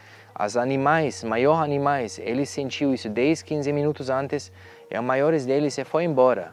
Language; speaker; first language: Portuguese; non-native, fluent; German